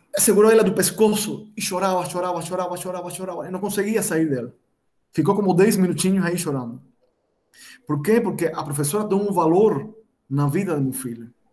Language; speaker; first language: Portuguese; non-native, fluent; Spanish